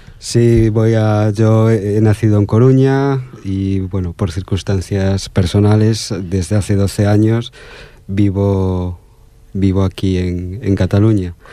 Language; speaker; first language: Spanish; native; Spanish